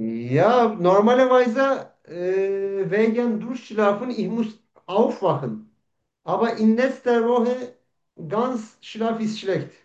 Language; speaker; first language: German; non-native, learner; Turkish